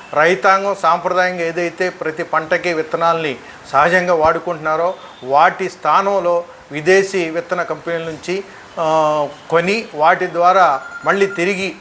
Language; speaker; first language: Telugu; native; Telugu